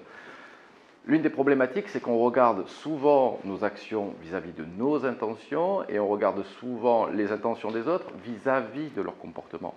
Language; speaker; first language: French; native; French